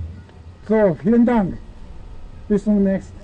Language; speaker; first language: German; non-native, fluent; Japanese